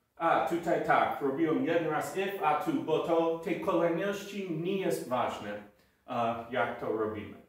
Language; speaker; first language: Polish; non-native, learner; English